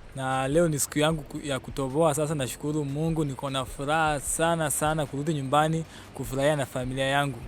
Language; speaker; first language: Swahili; non-native, local second language; Luyia